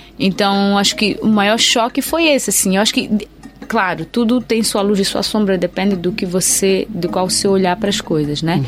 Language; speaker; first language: Portuguese; native; Portuguese